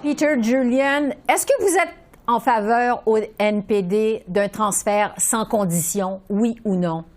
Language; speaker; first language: French; native; French